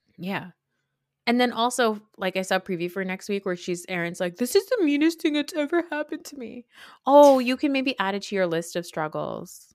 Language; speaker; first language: English; early bilingual, other home language; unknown